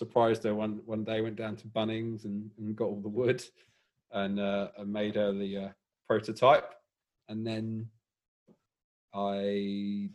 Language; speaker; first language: English; native; English